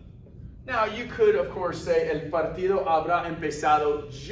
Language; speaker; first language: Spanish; non-native, fluent; English